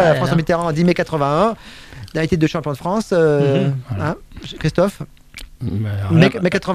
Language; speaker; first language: French; native; French